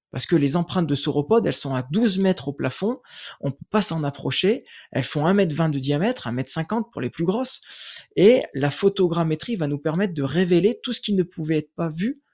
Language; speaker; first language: French; native; French